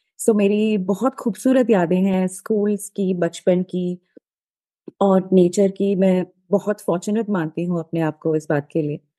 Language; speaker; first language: Hindi; native; Hindi